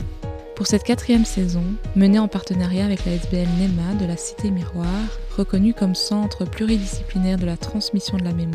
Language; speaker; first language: French; native; French